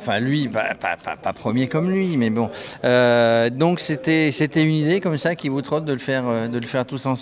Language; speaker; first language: French; native; French